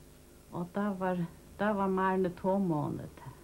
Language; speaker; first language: Danish; non-native, local second language; Faroese